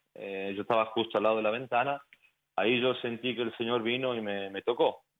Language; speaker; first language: Spanish; native; Spanish